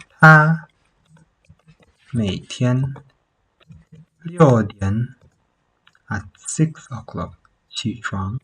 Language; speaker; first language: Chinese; non-native, fluent; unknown